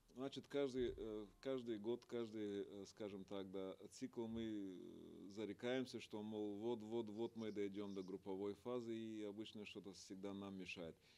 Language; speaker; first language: Russian; non-native, fluent; Bulgarian